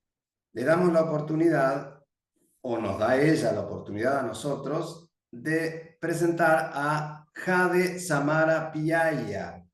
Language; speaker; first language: Spanish; native; Spanish